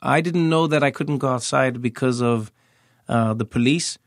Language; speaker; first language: English; native; English